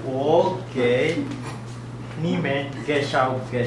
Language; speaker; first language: Chinese; non-native, learner; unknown